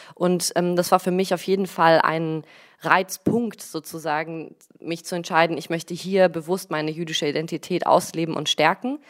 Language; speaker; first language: German; early bilingual, other home language; Russian